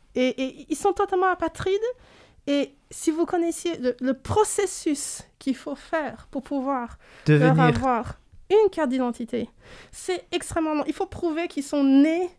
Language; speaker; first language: French; native; French